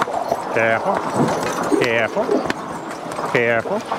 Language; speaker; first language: English; native; English